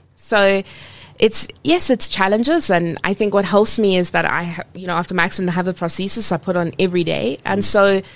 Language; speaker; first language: English; native; English